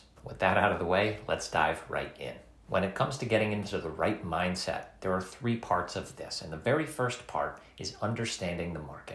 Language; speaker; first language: English; native; English